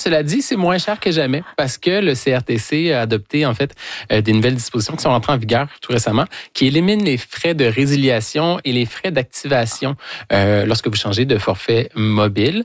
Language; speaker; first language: French; native; French